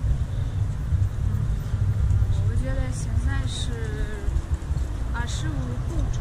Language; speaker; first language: Chinese; non-native, fluent; Russian